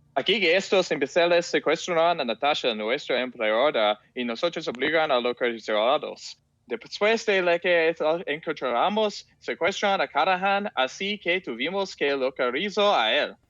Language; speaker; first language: Spanish; non-native, learner; English